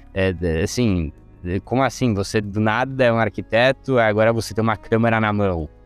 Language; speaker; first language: Portuguese; non-native, fluent; Italian